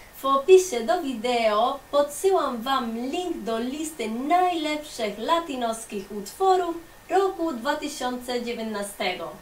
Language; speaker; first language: Polish; non-native, fluent; Spanish